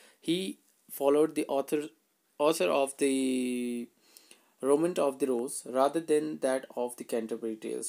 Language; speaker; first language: English; non-native, local second language; Hindi